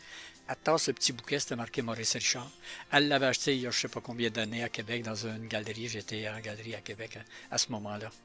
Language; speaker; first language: French; native; French